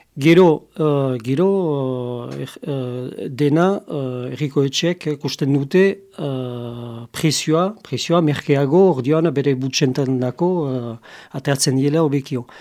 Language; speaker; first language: Basque; native; Basque